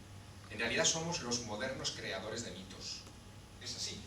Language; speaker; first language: Spanish; native; Spanish